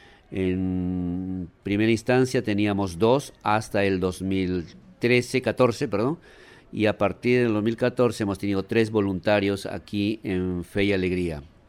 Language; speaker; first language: Spanish; native; Spanish